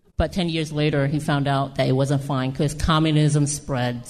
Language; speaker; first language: English; early bilingual, other home language; Lao